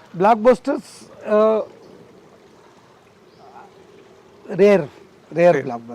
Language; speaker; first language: Telugu; non-native, learner; Marathi